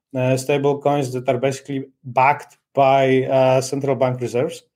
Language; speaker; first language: English; non-native, fluent; Polish